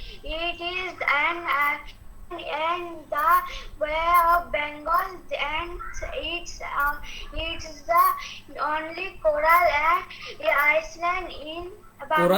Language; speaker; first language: English; non-native, learner; Bangla